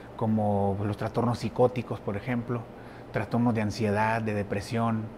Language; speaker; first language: Spanish; native; Spanish